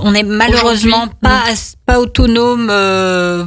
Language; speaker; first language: French; native; French